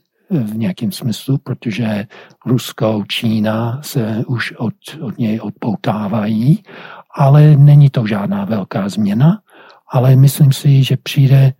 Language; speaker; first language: Czech; non-native, fluent; English